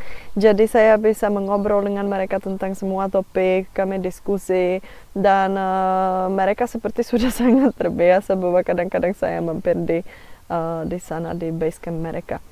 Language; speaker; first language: Indonesian; non-native, fluent; Czech